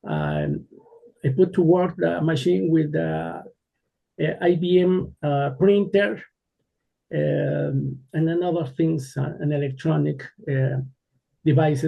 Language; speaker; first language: English; non-native, learner; Spanish